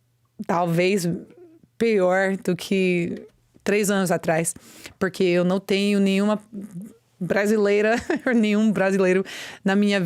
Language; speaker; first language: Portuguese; non-native, learner; English